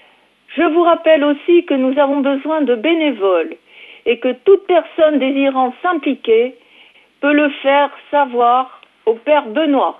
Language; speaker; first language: French; native; French